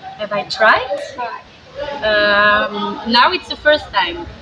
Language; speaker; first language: English; non-native, fluent; Dutch